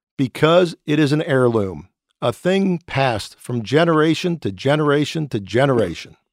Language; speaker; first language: English; native; English